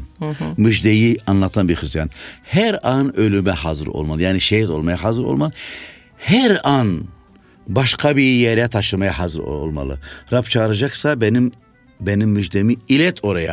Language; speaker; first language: Turkish; non-native, local second language; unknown